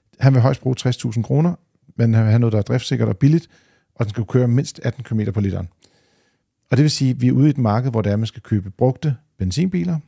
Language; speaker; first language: Danish; native; Danish